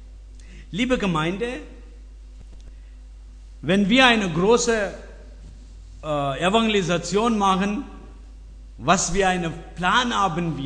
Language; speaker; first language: German; non-native, learner; Tamil